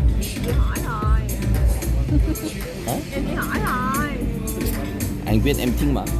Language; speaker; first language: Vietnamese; non-native, learner; Korean